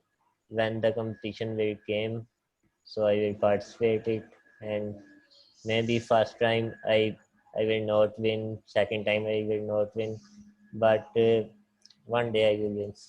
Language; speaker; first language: English; non-native, learner; Punjabi